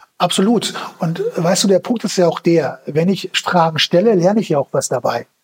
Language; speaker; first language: German; early bilingual, other home language; Turkish